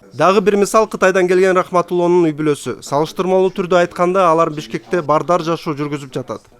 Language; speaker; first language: Kyrgyz; native; Kyrgyz